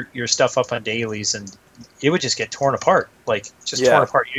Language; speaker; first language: English; native; English